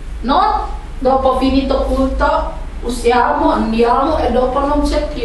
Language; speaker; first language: Italian; non-native, learner; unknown